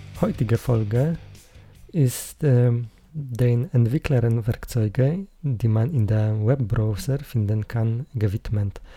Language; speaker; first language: German; non-native, learner; Polish